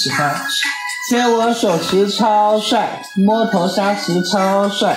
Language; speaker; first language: Chinese; native; Chinese